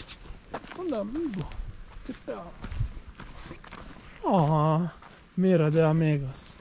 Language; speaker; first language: Spanish; non-native, learner; Croatian